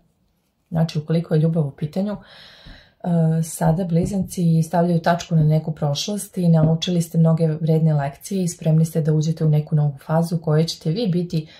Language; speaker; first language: Serbian; native; Serbian